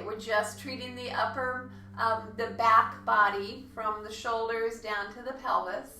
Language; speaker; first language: English; native; English